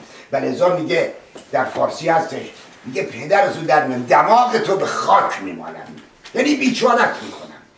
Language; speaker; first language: Persian; native; Persian